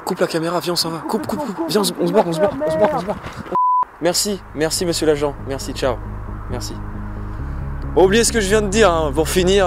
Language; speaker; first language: French; native; French